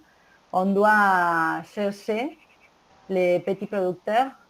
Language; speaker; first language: French; non-native, learner; Spanish